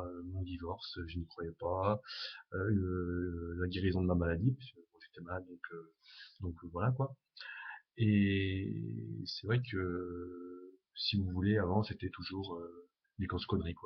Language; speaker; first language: French; native; French